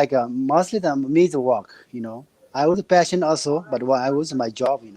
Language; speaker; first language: English; non-native, learner; Nepali